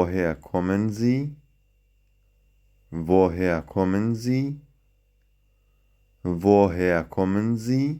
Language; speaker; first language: German; non-native, fluent; Central Kurdish